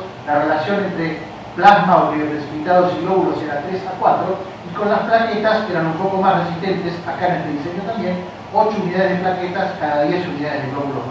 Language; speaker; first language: Spanish; native; Spanish